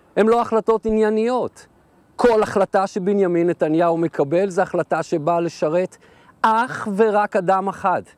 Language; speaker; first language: Hebrew; native; Hebrew